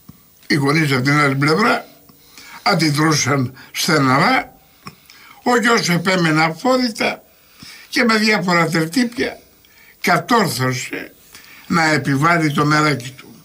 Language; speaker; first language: Greek; native; Greek